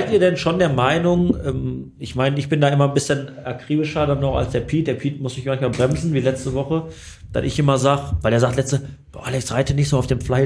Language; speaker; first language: German; native; German